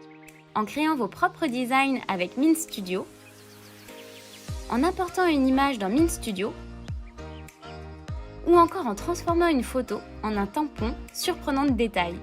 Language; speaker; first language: French; native; French